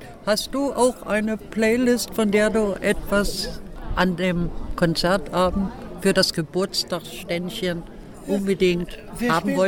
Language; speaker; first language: German; native; German